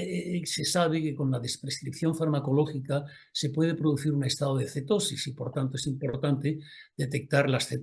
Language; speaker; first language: Spanish; native; Spanish